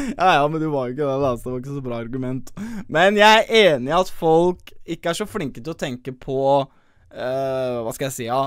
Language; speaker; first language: Norwegian; early bilingual, other home language; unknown